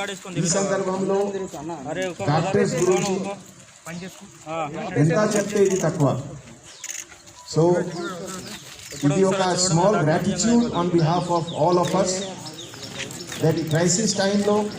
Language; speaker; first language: Telugu; non-native, fluent; Hindi